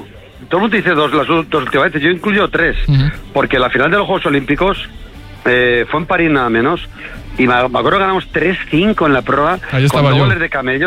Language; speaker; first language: Spanish; native; Spanish